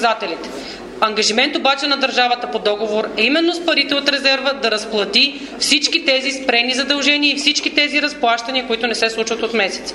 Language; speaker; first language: Bulgarian; native; Bulgarian